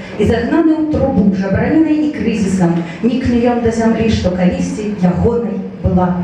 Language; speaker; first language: Belarusian; native; Belarusian